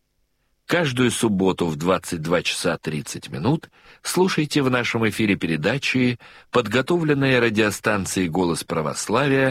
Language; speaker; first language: Russian; native; Russian